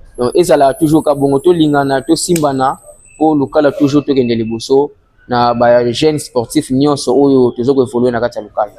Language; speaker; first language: Lingala; non-native, local second language; Kongo